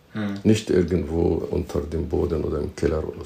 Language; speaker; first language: German; non-native, fluent; Arabic